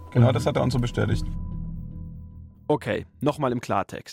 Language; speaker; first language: German; native; German